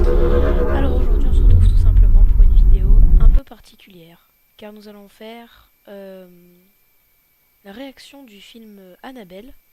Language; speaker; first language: French; native; French